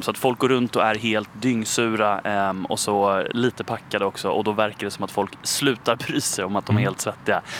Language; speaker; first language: Swedish; native; Swedish